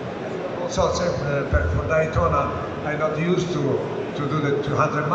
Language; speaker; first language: English; non-native, learner; Italian